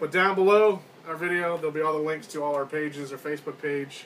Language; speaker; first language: English; native; English